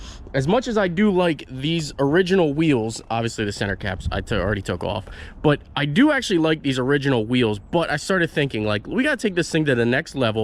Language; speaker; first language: English; native; English